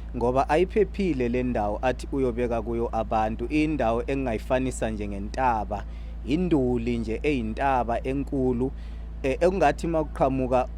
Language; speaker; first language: Zulu; non-native, local second language; Xhosa